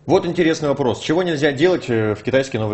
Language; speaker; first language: Russian; native; Russian